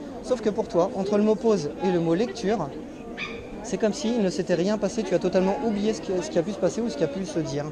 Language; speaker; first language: French; native; French